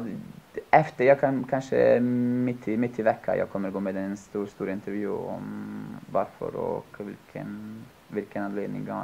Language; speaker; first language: Swedish; non-native, fluent; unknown